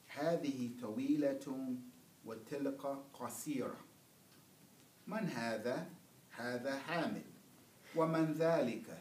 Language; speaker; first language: Arabic; non-native, fluent; English